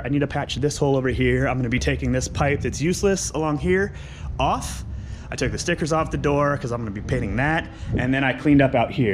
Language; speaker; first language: English; native; English